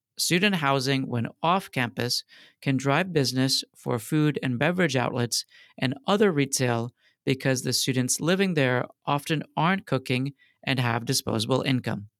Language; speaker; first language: English; native; English